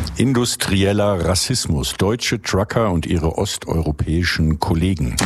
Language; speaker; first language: German; native; German